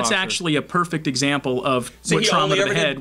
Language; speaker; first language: English; native; English